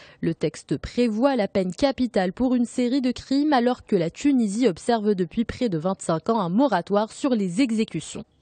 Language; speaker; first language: French; non-native, local second language; Arabic